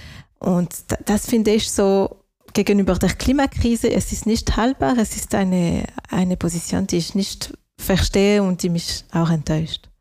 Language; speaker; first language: German; non-native, local second language; French